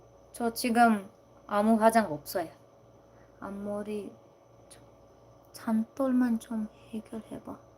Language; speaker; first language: Korean; non-native, learner; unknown